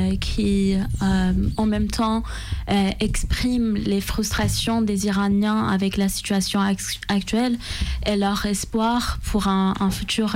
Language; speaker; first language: French; non-native, fluent; Persian